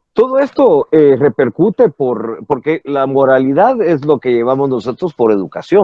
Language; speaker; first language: Spanish; native; Spanish